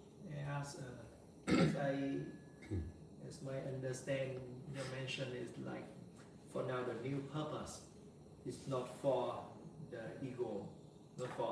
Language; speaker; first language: English; non-native, learner; Vietnamese